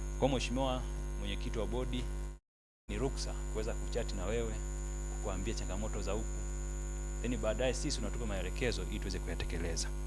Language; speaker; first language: Swahili; native; Swahili